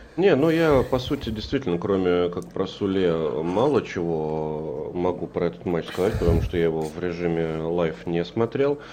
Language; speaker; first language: Russian; native; Russian